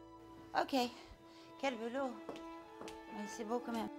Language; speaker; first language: French; non-native, learner; English